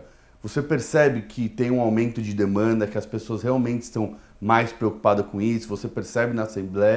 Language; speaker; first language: Portuguese; native; Portuguese